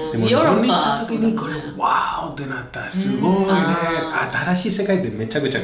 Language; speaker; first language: Japanese; non-native, fluent; Spanish